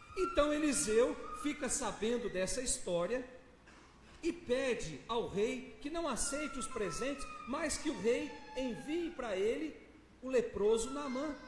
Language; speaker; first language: Portuguese; native; Portuguese